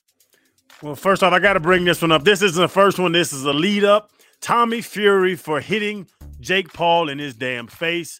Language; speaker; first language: English; native; English